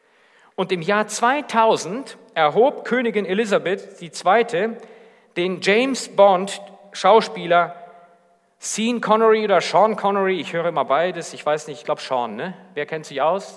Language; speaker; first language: German; native; German